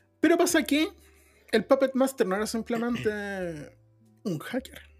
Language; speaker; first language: Spanish; native; Spanish